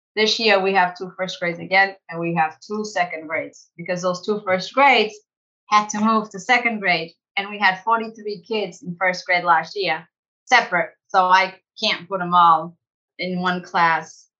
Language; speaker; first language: English; early bilingual, other home language; Portuguese